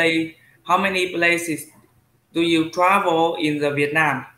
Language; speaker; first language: English; non-native, learner; Vietnamese